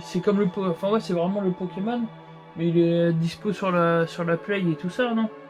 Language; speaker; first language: French; native; French